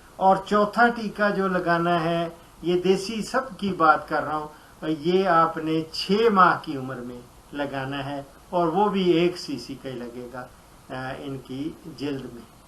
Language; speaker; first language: Urdu; non-native, local second language; Punjabi